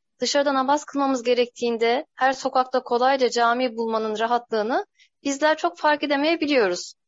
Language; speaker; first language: Turkish; non-native, learner; English